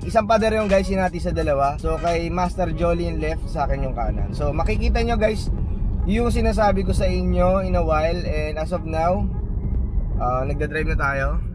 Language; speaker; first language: Filipino; native; Filipino